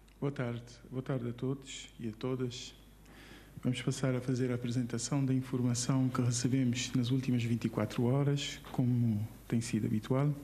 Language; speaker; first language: Portuguese; non-native, local second language; Kabuverdianu